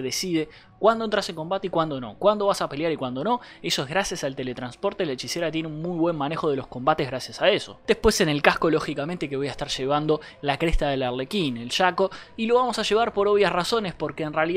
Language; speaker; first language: Spanish; native; Spanish